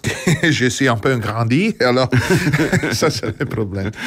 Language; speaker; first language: French; non-native, fluent; Italian